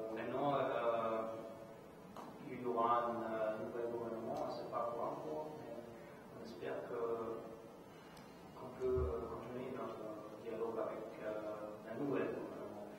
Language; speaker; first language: French; non-native, fluent; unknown